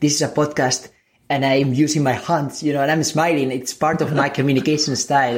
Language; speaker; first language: English; non-native, fluent; Spanish